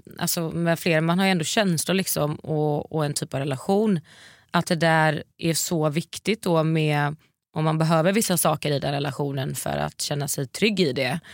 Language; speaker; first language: Swedish; native; Swedish